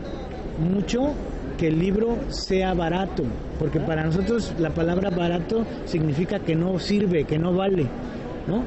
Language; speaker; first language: Spanish; native; Spanish